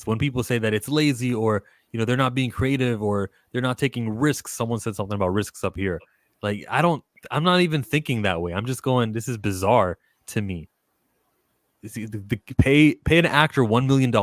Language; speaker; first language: English; native; English